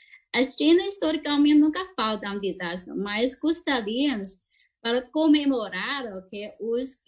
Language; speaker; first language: Portuguese; non-native, fluent; Chinese